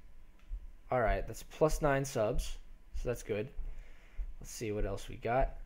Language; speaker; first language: English; native; English